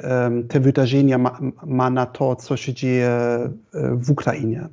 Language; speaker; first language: Polish; non-native, fluent; German